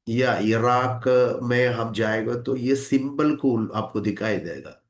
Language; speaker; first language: Hindi; non-native, local second language; Malayalam